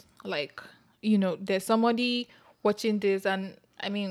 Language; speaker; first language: English; non-native, local second language; Yoruba